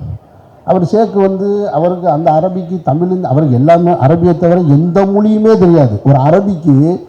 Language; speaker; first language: Tamil; native; Tamil